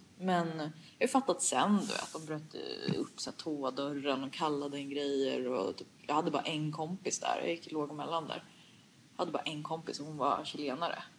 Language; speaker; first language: Swedish; early bilingual, other home language; Persian